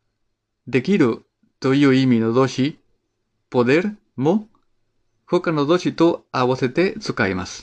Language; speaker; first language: Japanese; non-native, fluent; Spanish